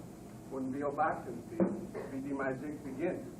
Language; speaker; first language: German; non-native, learner; English